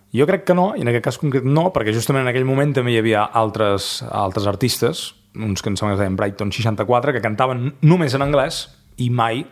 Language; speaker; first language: Catalan; native; Catalan